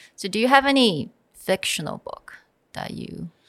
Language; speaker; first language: English; non-native, fluent; Chinese